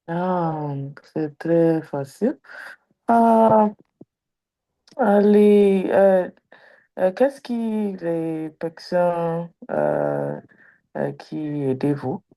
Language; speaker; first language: French; non-native, learner; Igbo